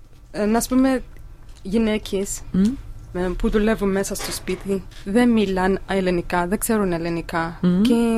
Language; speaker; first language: Greek; non-native, learner; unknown